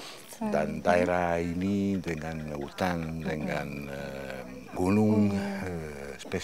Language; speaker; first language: Indonesian; non-native, learner; Italian